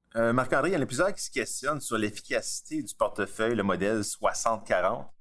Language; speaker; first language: French; native; French